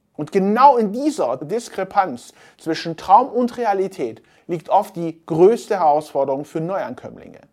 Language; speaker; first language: German; native; German